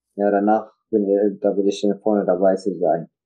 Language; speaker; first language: German; non-native, learner; Tigrinya